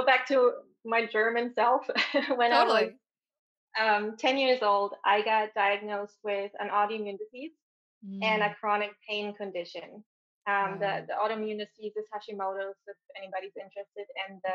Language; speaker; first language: English; non-native, fluent; German